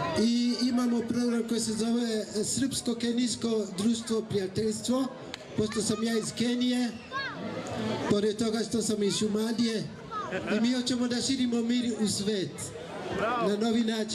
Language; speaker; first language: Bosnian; non-native, fluent; Swahili